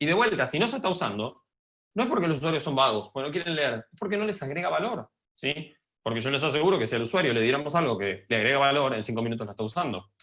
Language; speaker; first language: Spanish; native; Spanish